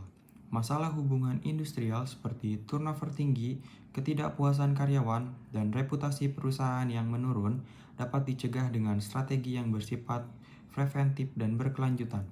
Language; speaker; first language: Indonesian; native; Indonesian